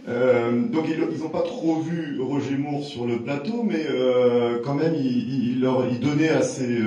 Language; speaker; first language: French; native; French